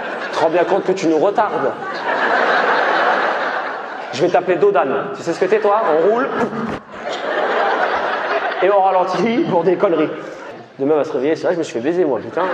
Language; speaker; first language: French; native; French